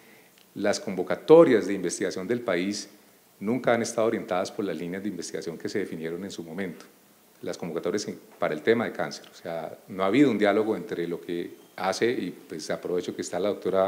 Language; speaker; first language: Spanish; native; Spanish